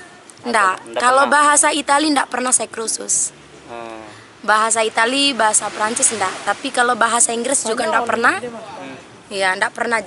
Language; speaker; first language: Indonesian; non-native, local second language; Sasak